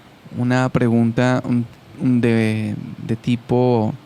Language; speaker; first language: Spanish; native; Spanish